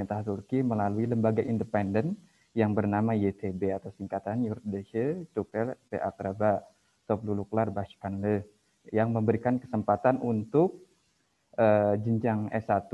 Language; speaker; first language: Indonesian; native; Indonesian